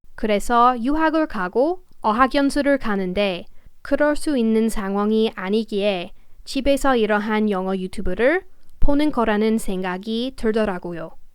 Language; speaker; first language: Korean; non-native, fluent; English